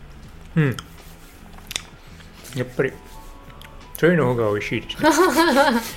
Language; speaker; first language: Japanese; non-native, learner; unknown